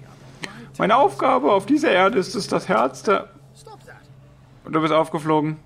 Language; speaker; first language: German; native; German